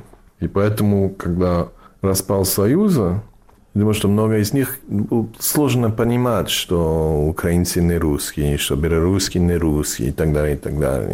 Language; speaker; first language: Russian; non-native, fluent; English